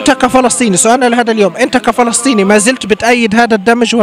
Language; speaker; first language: Arabic; native; Arabic